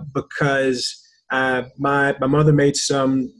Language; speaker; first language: English; native; English